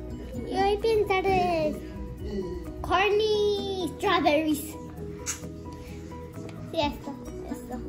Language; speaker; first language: Spanish; early bilingual, heritage; Spanish